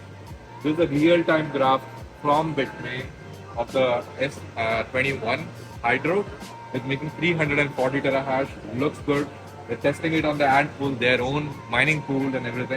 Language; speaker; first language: English; non-native, local second language; Hindi